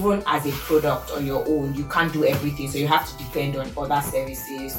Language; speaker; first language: English; non-native, local second language; Yoruba